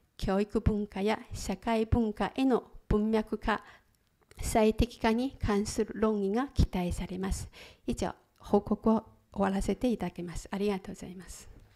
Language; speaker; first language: Japanese; non-native, fluent; Chinese